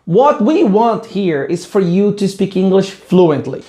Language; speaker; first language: English; non-native, fluent; Portuguese